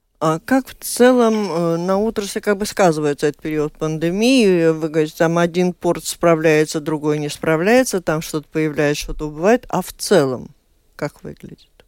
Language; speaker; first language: Russian; native; Russian